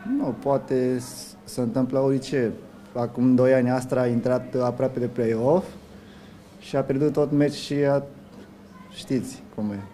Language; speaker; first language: Romanian; non-native, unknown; Japanese